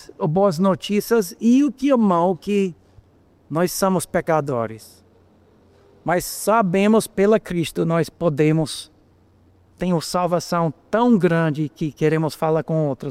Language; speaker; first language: Portuguese; non-native, fluent; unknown